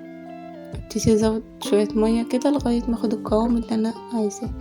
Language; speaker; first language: Arabic; native; Arabic